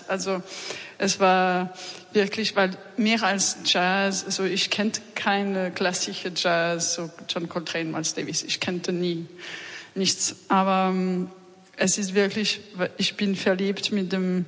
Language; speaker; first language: German; non-native, learner; French